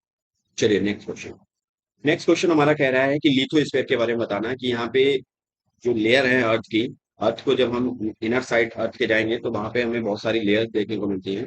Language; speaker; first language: Hindi; native; Hindi